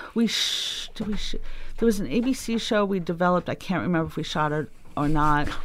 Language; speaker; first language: English; native; English